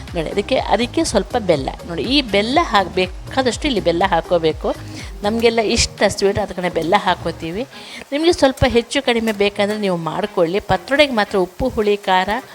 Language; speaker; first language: Kannada; non-native, local second language; Tulu